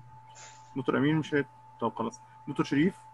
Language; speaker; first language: Arabic; native; Arabic